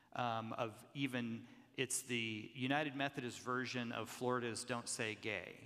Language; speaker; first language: English; native; English